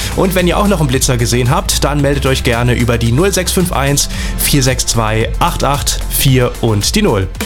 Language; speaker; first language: German; native; German